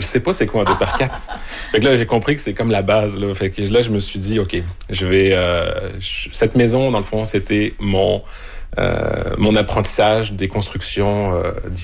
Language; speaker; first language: French; native; French